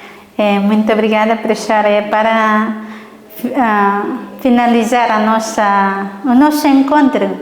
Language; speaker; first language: Portuguese; non-native, learner; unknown